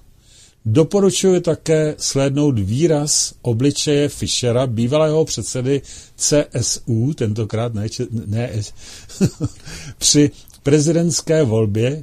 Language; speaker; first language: Czech; native; Czech